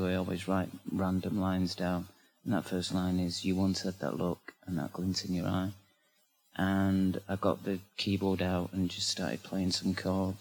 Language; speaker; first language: English; native; English